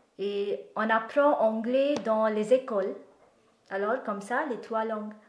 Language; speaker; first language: French; non-native, fluent; Marathi